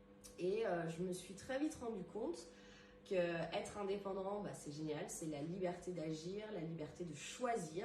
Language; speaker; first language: French; native; French